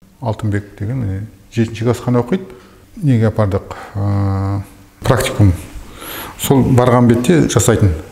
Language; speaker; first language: Kazakh; native; Kazakh